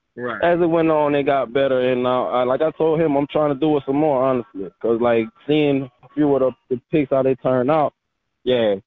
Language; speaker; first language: English; native; English